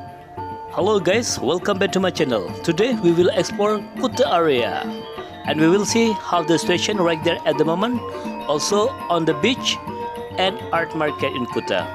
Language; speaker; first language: English; non-native, local second language; Indonesian